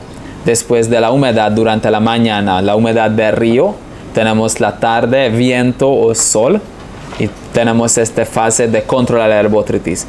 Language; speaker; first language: Spanish; non-native, fluent; Hungarian